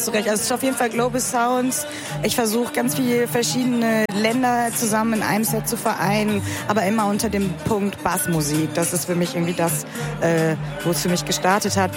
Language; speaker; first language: German; early bilingual, other home language; Kurdish